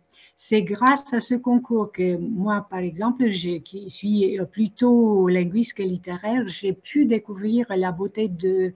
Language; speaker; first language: French; non-native, fluent; Romanian